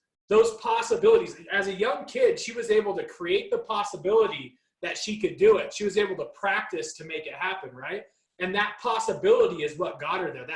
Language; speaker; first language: English; native; English